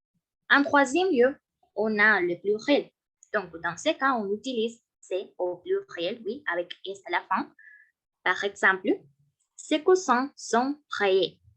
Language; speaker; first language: French; non-native, learner; Spanish